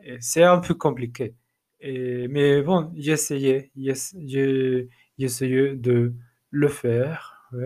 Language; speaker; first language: French; non-native, learner; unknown